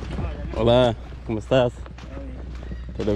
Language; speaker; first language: Spanish; non-native, learner; Dutch